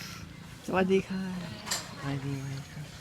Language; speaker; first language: Thai; non-native, learner; English